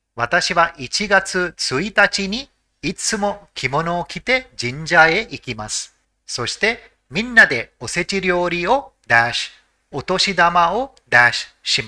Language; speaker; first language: Japanese; non-native, fluent; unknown